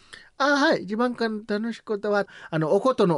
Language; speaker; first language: Japanese; non-native, learner; Samoan